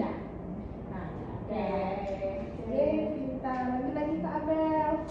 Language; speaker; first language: Indonesian; native; Indonesian